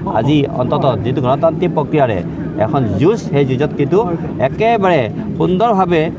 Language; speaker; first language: Assamese; native; Assamese